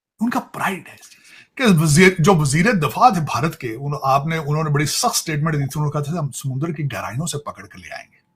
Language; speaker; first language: Urdu; non-native, local second language; Punjabi